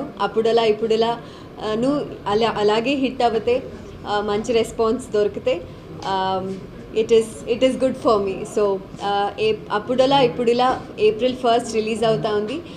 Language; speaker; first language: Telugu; non-native, local second language; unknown